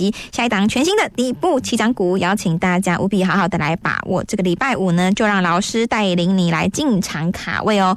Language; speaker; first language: Chinese; native; Chinese